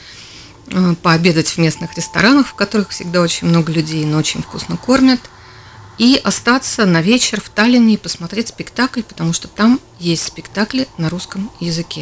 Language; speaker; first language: Russian; native; Russian